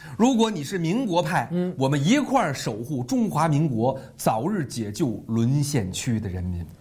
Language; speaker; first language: Chinese; native; Chinese